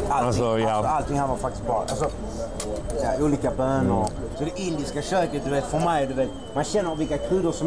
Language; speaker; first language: Swedish; native; Swedish